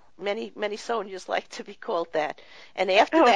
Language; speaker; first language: English; early bilingual, other home language; Russian